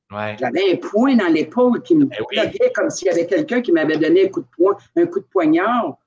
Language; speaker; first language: French; native; French